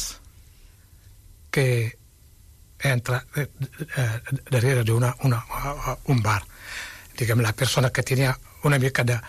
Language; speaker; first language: Catalan; non-native, fluent; Wolof